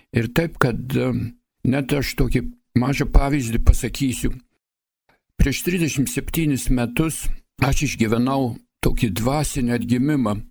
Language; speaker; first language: Lithuanian; early bilingual, heritage; Lithuanian